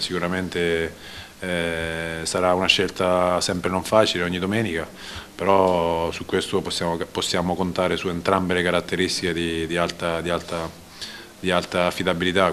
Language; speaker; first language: Italian; native; Italian